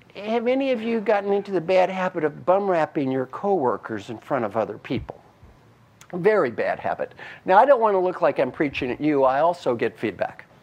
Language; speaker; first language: English; native; English